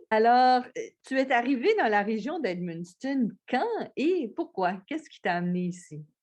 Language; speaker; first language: French; native; French